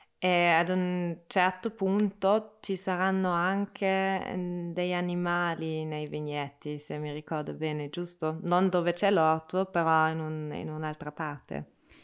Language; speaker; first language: Italian; non-native, local second language; German